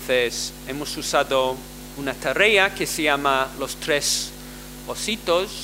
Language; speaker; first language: Spanish; non-native, fluent; English